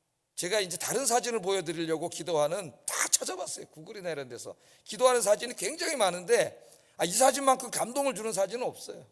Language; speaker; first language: Korean; native; Korean